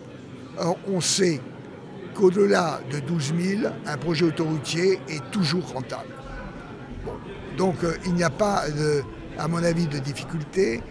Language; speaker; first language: French; native; French